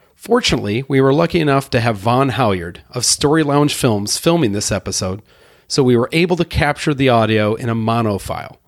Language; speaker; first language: English; native; English